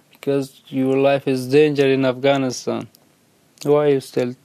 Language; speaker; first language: English; non-native, learner; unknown